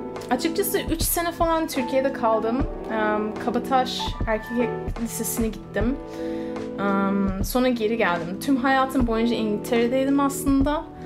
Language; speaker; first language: Turkish; early bilingual, heritage; Turkish